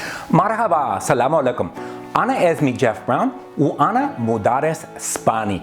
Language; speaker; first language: Arabic; non-native, learner; English